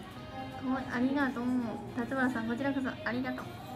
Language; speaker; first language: Japanese; native; Japanese